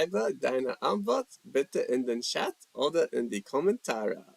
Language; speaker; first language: German; non-native, learner; English